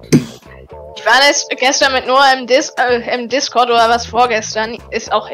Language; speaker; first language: German; native; German